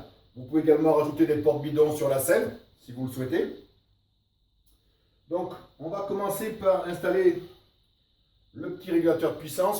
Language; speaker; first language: French; native; French